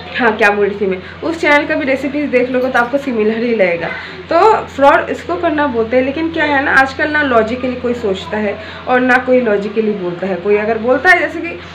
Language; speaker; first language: Hindi; non-native, local second language; Bangla